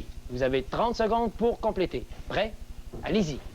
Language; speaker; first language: French; native; French